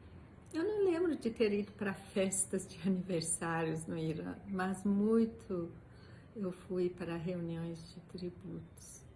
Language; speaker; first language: Portuguese; non-native, fluent; Persian